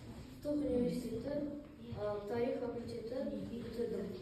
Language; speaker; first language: Kazakh; non-native, local second language; Russian